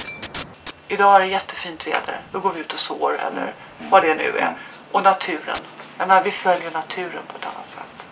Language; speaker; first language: Swedish; native; Swedish